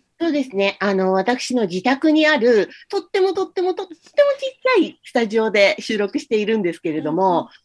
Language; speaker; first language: Japanese; non-native, fluent; English